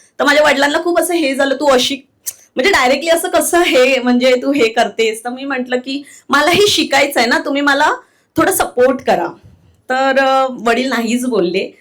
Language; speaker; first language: Marathi; non-native, local second language; Telugu